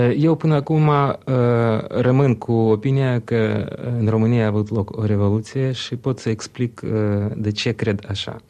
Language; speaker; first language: Romanian; early bilingual, other home language; Russian